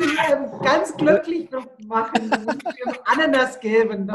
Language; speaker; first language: German; non-native, learner; Afrikaans